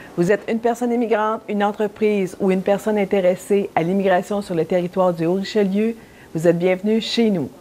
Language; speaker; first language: French; native; French